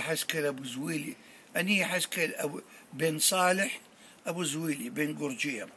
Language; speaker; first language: Hebrew; non-native, fluent; Arabic